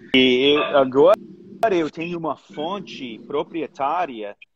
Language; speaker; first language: Portuguese; non-native, fluent; English